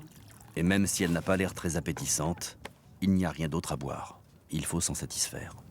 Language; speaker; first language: French; native; French